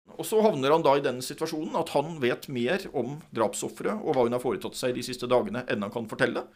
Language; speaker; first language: Norwegian; native; Norwegian